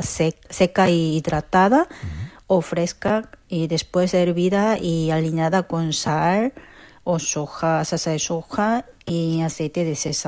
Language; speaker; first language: Spanish; non-native, fluent; Korean